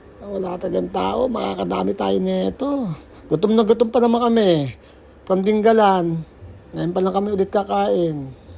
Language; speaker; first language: Filipino; native; Filipino